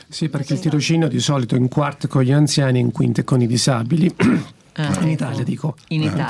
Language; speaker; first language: Italian; native; Italian